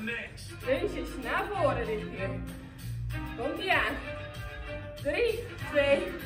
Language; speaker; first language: Dutch; native; Dutch